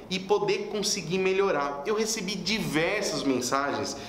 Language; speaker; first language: Portuguese; native; Portuguese